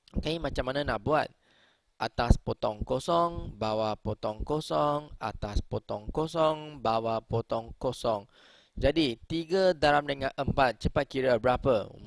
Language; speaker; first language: Malay; native; Malay